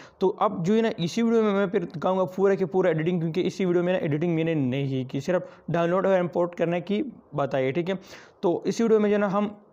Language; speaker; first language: Urdu; non-native, local second language; Pashto